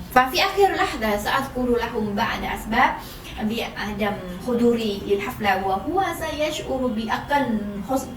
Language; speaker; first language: Arabic; non-native, fluent; Vietnamese